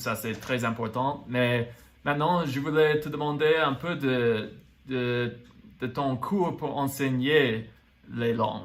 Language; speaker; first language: French; non-native, fluent; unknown